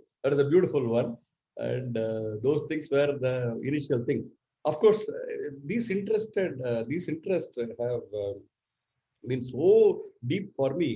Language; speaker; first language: English; non-native, local second language; Tamil